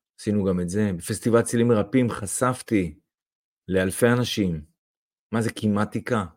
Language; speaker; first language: Hebrew; non-native, fluent; Russian